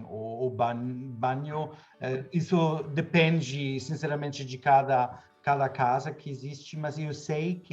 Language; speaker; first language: Portuguese; non-native, fluent; German